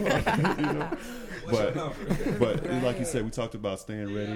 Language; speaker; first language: English; native; English